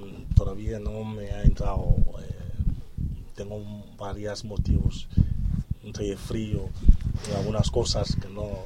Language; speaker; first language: Spanish; non-native, fluent; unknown